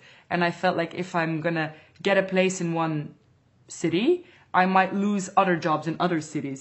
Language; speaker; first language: English; non-native, fluent; Dutch